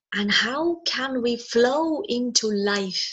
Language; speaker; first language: English; non-native, local second language; Malayalam